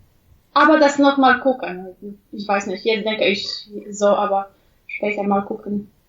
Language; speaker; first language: German; non-native, fluent; Polish